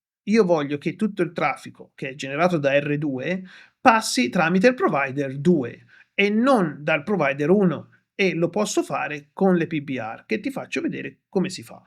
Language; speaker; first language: Italian; native; Italian